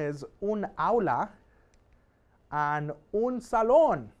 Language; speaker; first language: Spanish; non-native, fluent; English